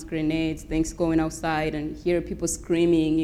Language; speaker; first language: English; non-native, local second language; Kinyarwanda